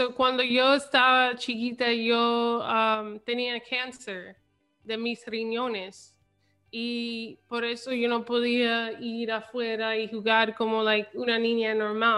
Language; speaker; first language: Spanish; early bilingual, heritage; English